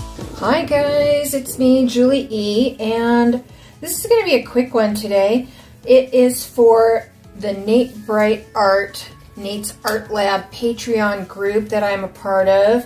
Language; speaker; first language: English; native; English